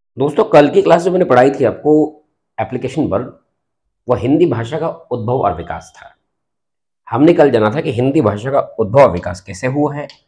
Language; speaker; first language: Hindi; native; Hindi